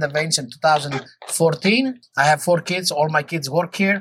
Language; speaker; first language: English; non-native, fluent; Greek